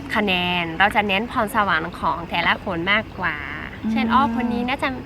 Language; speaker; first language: Thai; non-native, fluent; Dutch